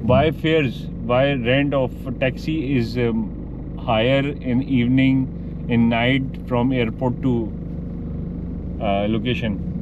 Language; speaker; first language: English; non-native, local second language; Urdu